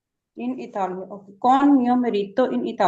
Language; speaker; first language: Italian; non-native, learner; Urdu